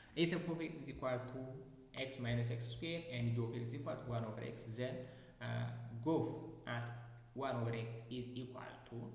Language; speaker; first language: English; non-native, local second language; Amharic